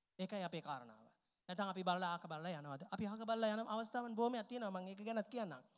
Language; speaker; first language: Sinhala; non-native, local second language; Tamil